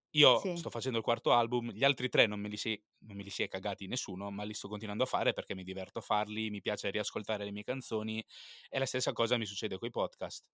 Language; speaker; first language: Italian; native; Italian